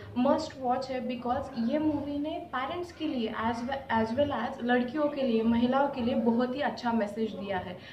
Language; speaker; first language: Hindi; non-native, local second language; Marathi